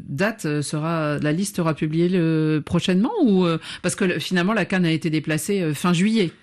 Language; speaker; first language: French; native; French